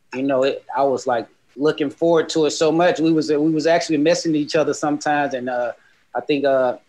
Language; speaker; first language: English; native; English